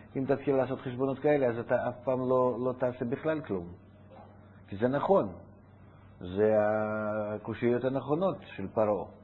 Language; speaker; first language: Hebrew; non-native, fluent; Russian